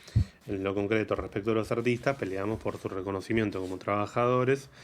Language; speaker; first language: Spanish; native; Spanish